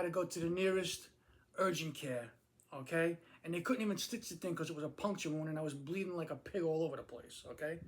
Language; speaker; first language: English; native; English